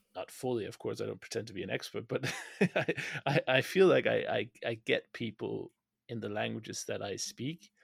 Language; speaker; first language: English; non-native, fluent; Danish